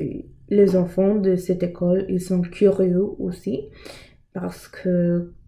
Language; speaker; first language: French; non-native, learner; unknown